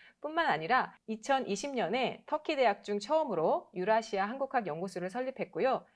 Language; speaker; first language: Korean; native; Korean